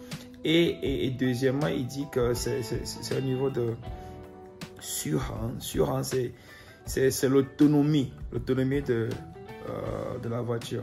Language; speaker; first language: French; non-native, local second language; Ewe